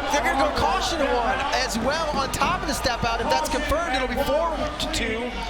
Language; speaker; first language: English; native; English